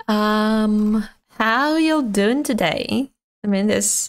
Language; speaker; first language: English; non-native, fluent; Russian